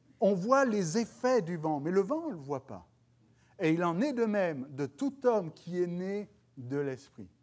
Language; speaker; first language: French; native; French